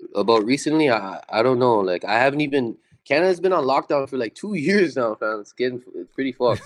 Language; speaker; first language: English; native; English